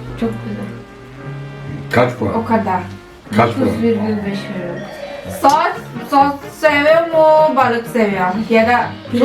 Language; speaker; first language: Turkish; non-native, learner; Thai